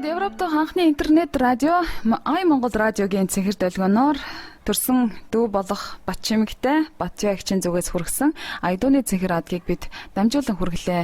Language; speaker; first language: Mongolian; native; Mongolian